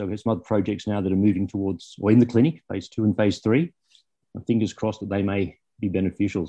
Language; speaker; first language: English; native; English